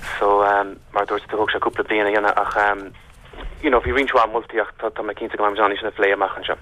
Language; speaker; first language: Irish; native; Irish